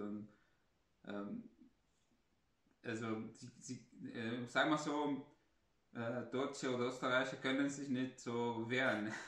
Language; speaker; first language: German; non-native, fluent; Arabic